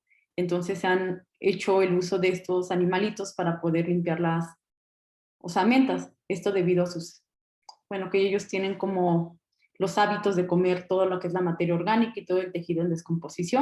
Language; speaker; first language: Spanish; native; Spanish